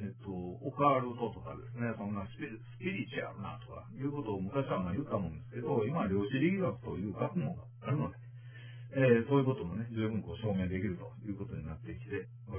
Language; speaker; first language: Japanese; native; Japanese